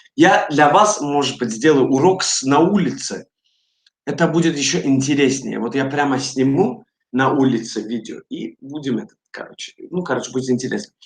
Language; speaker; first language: Russian; non-native, fluent; Azerbaijani